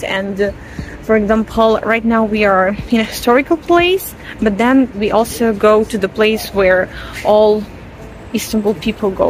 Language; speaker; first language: English; non-native, fluent; Russian